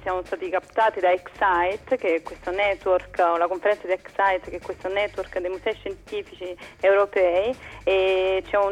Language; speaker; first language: Italian; native; Italian